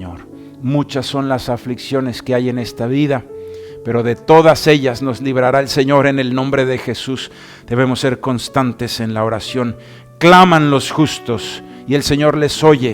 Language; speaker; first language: Spanish; native; Spanish